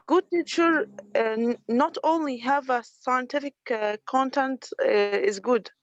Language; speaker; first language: English; non-native, learner; Arabic